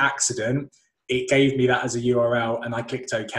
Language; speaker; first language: English; native; English